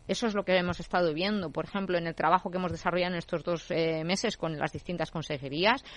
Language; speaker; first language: Spanish; native; Spanish